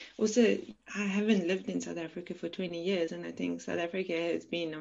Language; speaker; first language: English; native; English